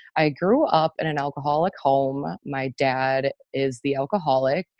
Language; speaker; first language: English; native; English